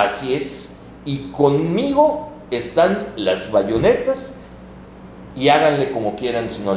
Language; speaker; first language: Spanish; native; Spanish